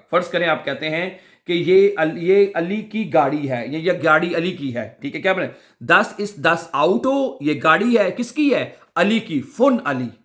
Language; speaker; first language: Urdu; non-native, local second language; Punjabi